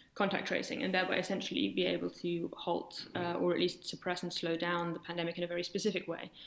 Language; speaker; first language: English; native; English